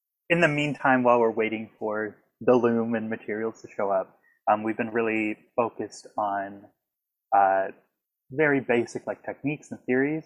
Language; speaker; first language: English; native; English